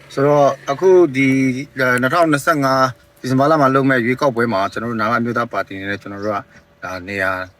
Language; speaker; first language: Burmese; non-native, local second language; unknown